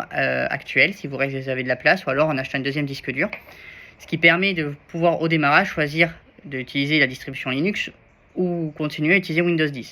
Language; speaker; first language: French; native; French